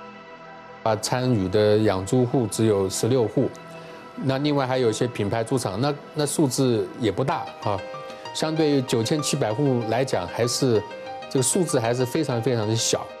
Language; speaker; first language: Chinese; native; Chinese